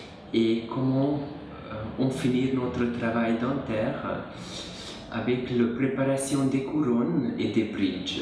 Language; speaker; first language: French; non-native, fluent; Hungarian